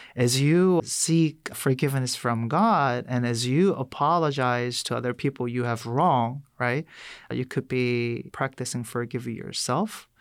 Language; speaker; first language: English; non-native, fluent; Korean